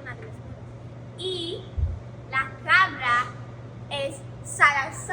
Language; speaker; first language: Spanish; non-native, learner; English